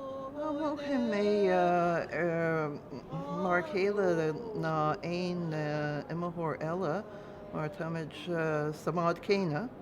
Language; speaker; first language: Irish; non-native, learner; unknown